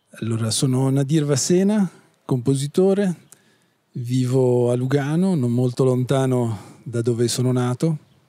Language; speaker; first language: Italian; native; Italian